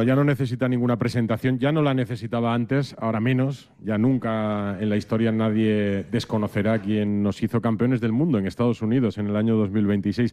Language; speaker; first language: Spanish; native; Spanish